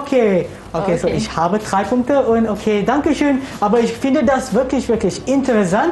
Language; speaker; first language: German; non-native, learner; Malay